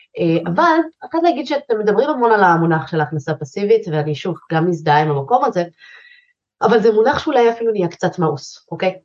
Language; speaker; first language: Hebrew; native; Hebrew